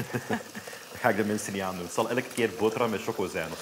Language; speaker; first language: Dutch; native; Dutch